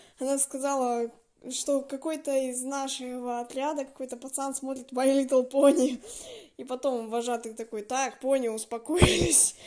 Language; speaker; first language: Russian; native; Russian